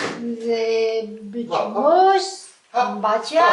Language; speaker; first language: Hebrew; non-native, learner; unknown